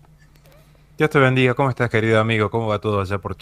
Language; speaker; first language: Spanish; native; Spanish